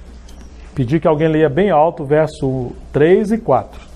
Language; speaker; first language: Portuguese; native; Portuguese